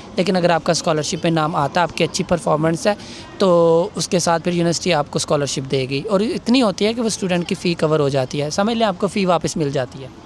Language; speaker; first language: Urdu; non-native, local second language; Punjabi